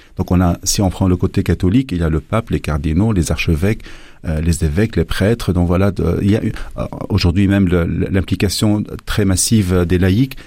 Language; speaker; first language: French; non-native, local second language; Arabic